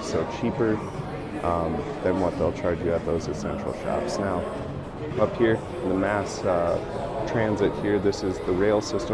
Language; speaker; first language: English; native; English